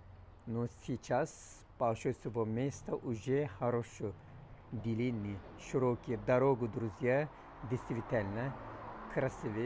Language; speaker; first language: Russian; non-native, learner; Turkish